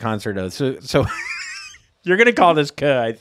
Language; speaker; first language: English; native; English